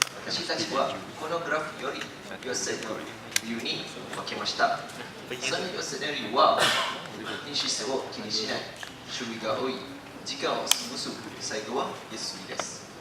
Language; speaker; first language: Japanese; non-native, learner; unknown